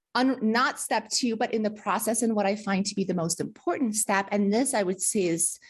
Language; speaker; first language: English; early bilingual, other home language; Russian